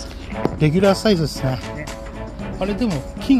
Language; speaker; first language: Japanese; native; Japanese